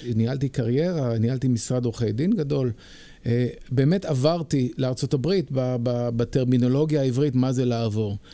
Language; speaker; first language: Hebrew; early bilingual, heritage; Hebrew